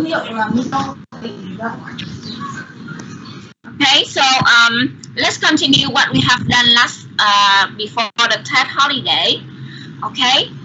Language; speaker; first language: English; non-native, learner; Vietnamese